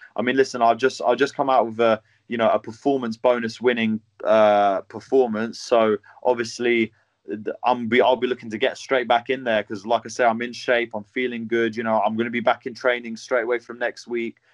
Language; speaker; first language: English; native; English